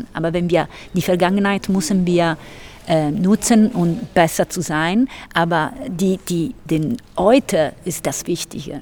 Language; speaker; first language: German; non-native, fluent; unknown